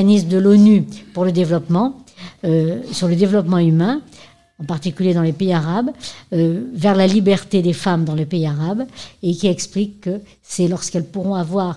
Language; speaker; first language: French; native; French